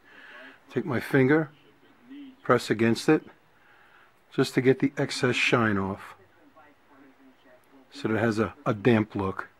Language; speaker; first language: English; native; English